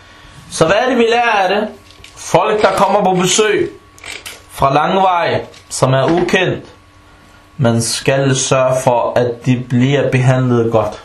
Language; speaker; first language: Danish; non-native, fluent; Arabic